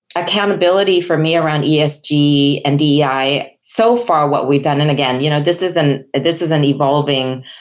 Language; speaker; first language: English; non-native, local second language; Chinese